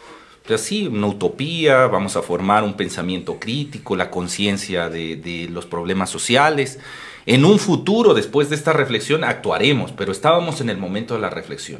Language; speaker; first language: Spanish; native; Spanish